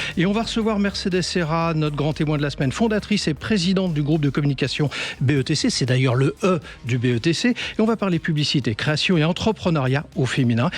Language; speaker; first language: French; native; French